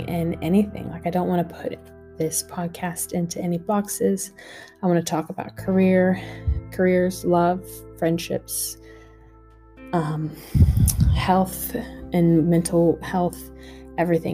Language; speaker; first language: English; native; English